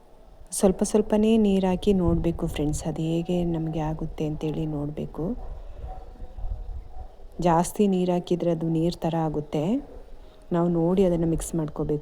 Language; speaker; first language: Kannada; native; Kannada